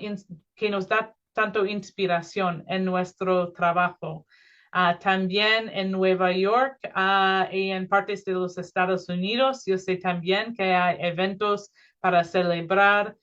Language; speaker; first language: Spanish; non-native, fluent; English